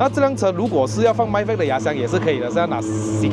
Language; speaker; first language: Chinese; native; Chinese